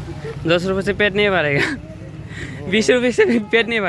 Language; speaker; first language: Hindi; non-native, local second language; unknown